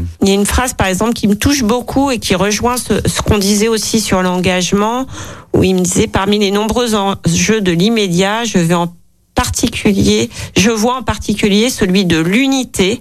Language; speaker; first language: French; native; French